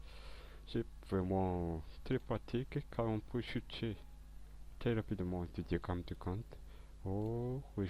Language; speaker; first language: French; non-native, local second language; Malagasy